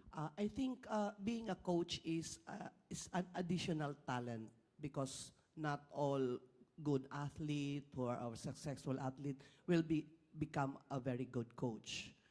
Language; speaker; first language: English; non-native, local second language; Filipino